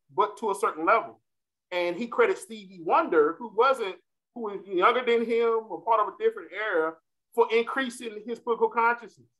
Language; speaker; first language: English; native; English